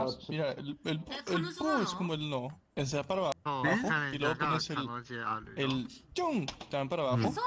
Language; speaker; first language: Spanish; native; Spanish